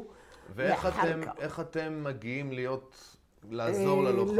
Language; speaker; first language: Hebrew; native; Hebrew